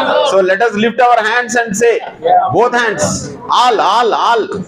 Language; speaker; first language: English; non-native, local second language; Telugu